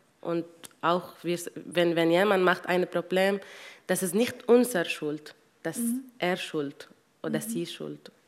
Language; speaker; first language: German; non-native, learner; Arabic